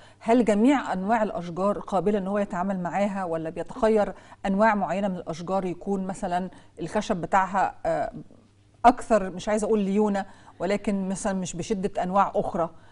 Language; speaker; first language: Egyptian Arabic; native; Egyptian Arabic